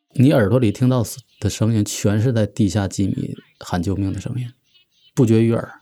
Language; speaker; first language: Chinese; native; Chinese